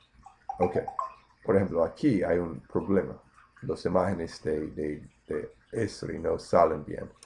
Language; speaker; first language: Spanish; non-native, fluent; English